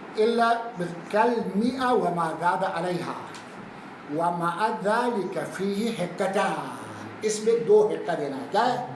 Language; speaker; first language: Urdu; non-native, local second language; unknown